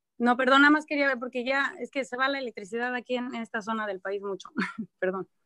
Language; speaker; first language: Spanish; native; Spanish